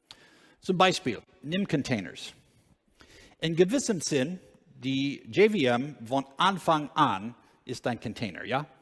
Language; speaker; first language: German; non-native, learner; English